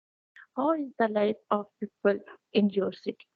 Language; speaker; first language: English; non-native, learner; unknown